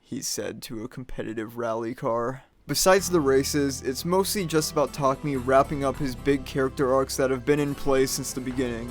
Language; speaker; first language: English; native; English